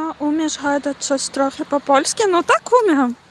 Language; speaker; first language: Polish; non-native, learner; Ukrainian